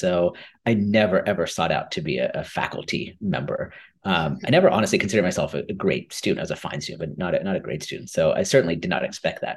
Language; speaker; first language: English; native; English